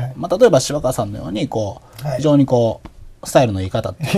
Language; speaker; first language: Japanese; native; Japanese